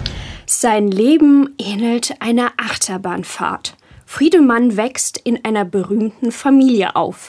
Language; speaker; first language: German; native; German